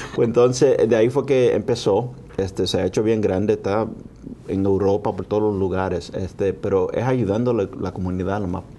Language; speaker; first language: Spanish; early bilingual, heritage; Spanish